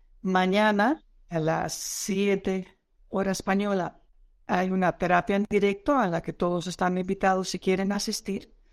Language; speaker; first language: Spanish; non-native, fluent; Dutch